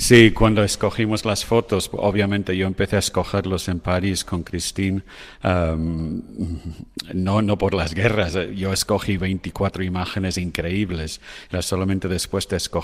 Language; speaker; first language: Spanish; non-native, fluent; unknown